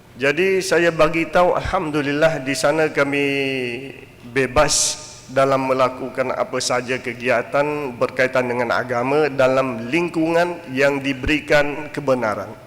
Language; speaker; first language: Malay; non-native, fluent; Western Cham